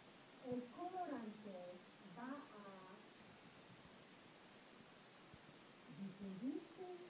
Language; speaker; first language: Spanish; non-native, fluent; English